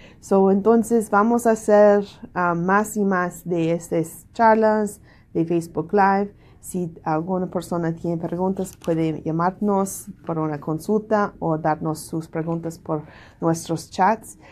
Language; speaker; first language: Spanish; non-native, learner; English